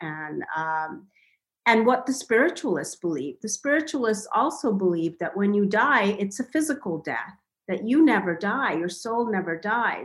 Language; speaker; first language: English; non-native, local second language; Bangla